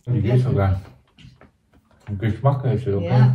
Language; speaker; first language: German; non-native, learner; Vietnamese